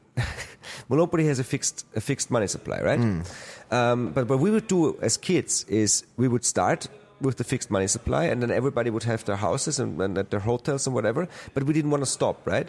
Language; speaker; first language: English; non-native, fluent; German